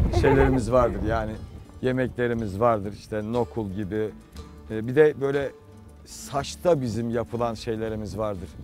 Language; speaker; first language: Turkish; native; Turkish